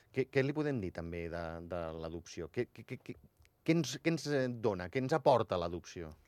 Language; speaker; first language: Catalan; native; Catalan